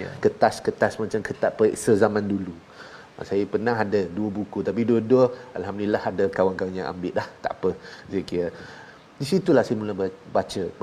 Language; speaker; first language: Malay; non-native, local second language; Chinese